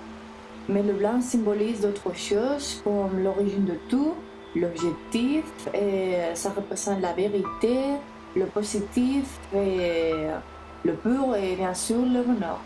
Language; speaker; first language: French; non-native, fluent; Spanish